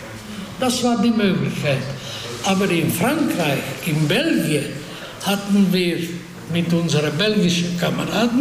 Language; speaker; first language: German; non-native, fluent; Hungarian